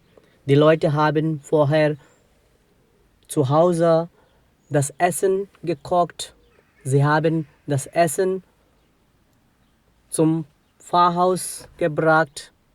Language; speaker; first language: German; non-native, fluent; Telugu